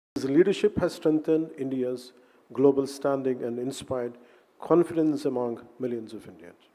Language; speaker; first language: English; non-native, local second language; Telugu